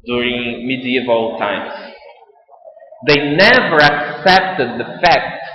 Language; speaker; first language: English; non-native, fluent; Portuguese